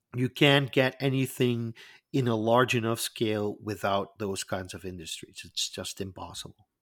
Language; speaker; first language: English; non-native, fluent; Dutch